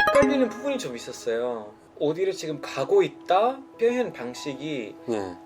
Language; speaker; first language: Korean; non-native, fluent; Persian